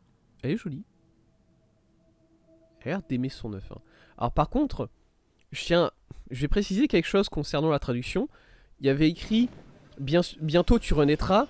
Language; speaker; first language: French; native; French